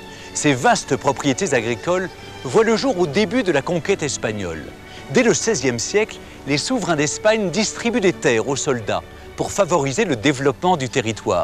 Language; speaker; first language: French; native; French